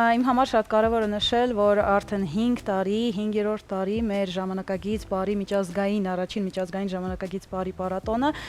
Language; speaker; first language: Armenian; early bilingual, heritage; Armenian